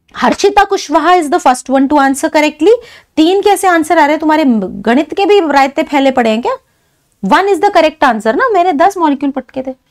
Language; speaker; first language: Hindi; native; Hindi